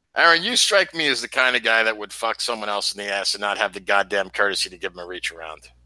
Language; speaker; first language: English; native; English